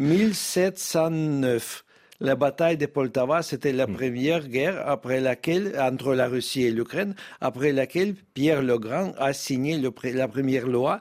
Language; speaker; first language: French; non-native, fluent; Russian